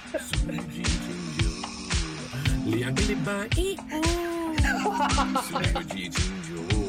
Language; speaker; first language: Chinese; non-native, learner; English